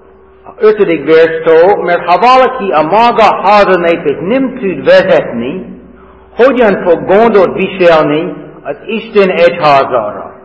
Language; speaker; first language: Hungarian; non-native, fluent; English